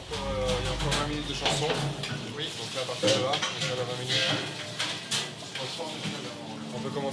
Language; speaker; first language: French; native; French